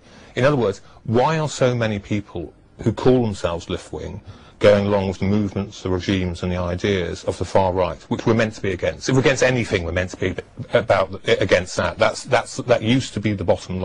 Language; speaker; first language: English; native; English